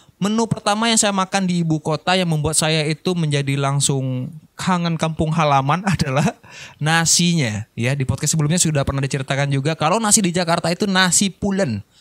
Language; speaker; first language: Indonesian; native; Indonesian